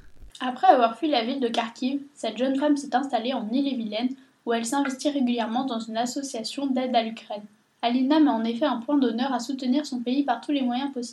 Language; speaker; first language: French; native; French